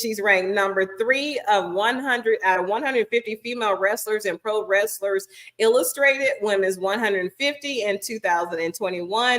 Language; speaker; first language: English; native; English